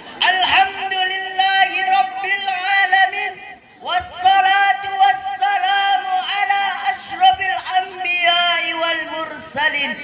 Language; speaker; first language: Arabic; non-native, learner; Indonesian